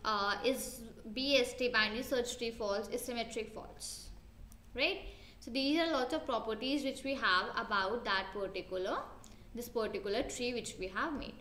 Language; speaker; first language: English; non-native, local second language; Hindi